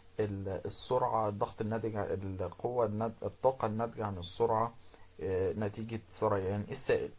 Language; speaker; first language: Arabic; native; Arabic